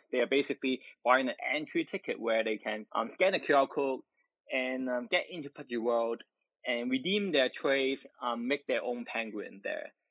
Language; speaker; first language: English; non-native, local second language; Cantonese